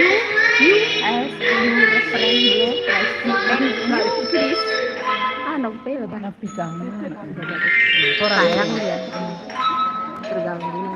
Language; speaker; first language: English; non-native, learner; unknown